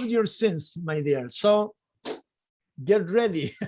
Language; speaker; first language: English; non-native, fluent; Spanish